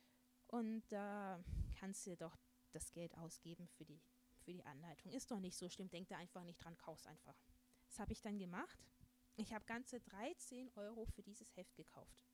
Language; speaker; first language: German; native; German